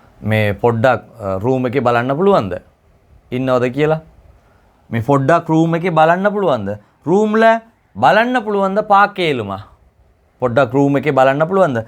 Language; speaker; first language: Sinhala; non-native, local second language; Tamil